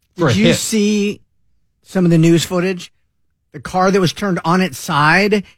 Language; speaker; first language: English; native; English